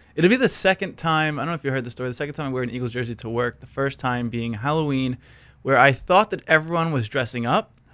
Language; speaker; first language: English; native; English